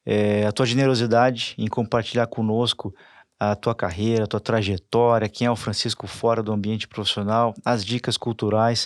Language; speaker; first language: Portuguese; native; Portuguese